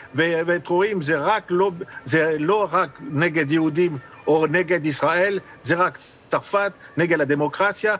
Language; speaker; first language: Hebrew; non-native, fluent; French